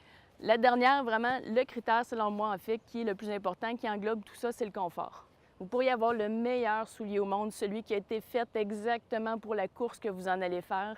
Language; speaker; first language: French; native; French